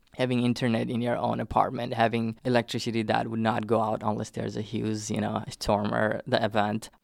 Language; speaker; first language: English; non-native, local second language; Nepali